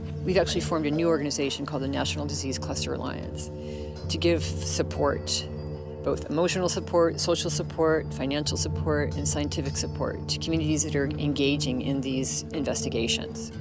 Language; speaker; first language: English; native; English